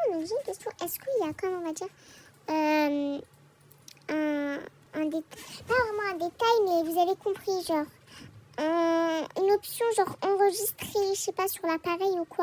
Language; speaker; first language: French; native; French